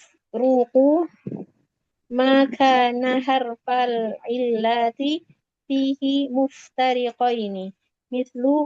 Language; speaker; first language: Arabic; non-native, learner; Indonesian